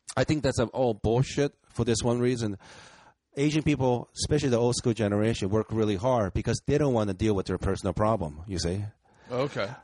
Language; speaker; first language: English; early bilingual, other home language; Japanese